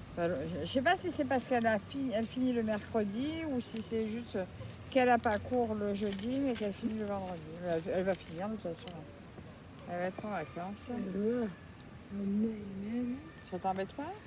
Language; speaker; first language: French; native; French